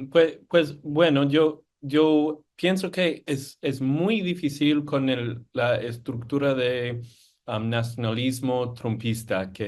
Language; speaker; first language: Spanish; non-native, fluent; English